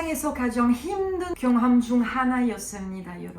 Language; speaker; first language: Korean; non-native, learner; French